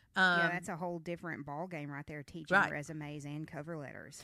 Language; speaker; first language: English; native; English